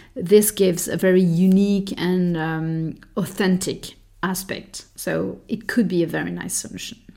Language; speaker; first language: English; non-native, fluent; French